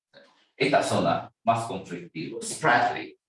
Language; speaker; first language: Spanish; non-native, fluent; Chinese